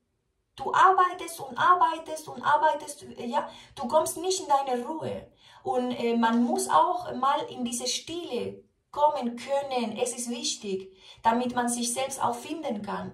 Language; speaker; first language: German; non-native, fluent; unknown